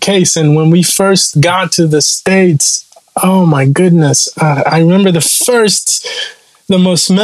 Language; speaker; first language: English; non-native, local second language; Kinyarwanda